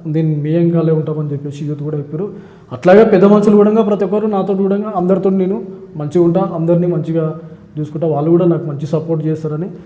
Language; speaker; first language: Telugu; native; Telugu